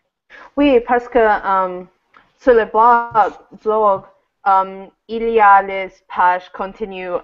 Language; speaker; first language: French; non-native, learner; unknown